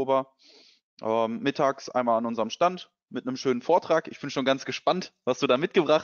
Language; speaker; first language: German; native; German